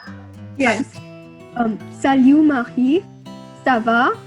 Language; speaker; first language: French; non-native, learner; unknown